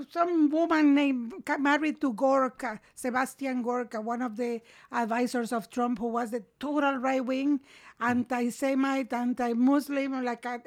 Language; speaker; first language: English; non-native, fluent; Spanish